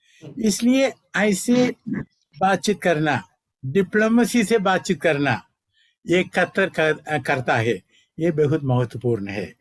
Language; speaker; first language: Hindi; non-native, fluent; Malayalam